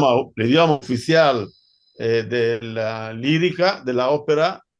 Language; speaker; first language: Spanish; non-native, learner; Italian